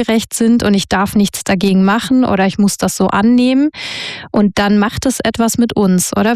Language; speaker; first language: German; native; German